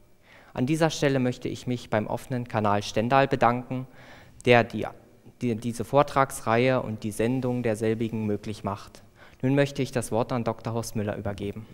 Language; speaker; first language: German; native; German